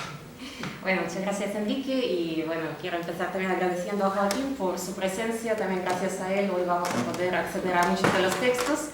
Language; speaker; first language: Spanish; non-native, fluent; Russian